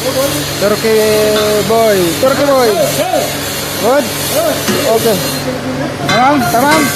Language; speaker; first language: English; non-native, learner; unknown